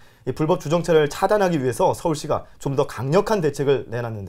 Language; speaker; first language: Korean; native; Korean